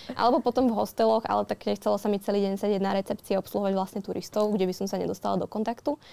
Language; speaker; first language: Slovak; native; Slovak